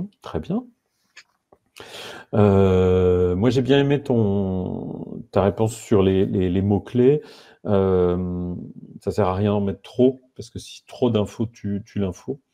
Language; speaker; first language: French; native; French